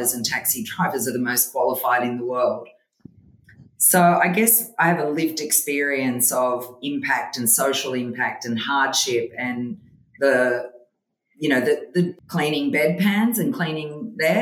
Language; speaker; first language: English; early bilingual, other home language; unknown